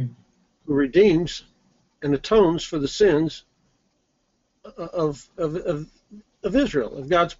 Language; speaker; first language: English; native; English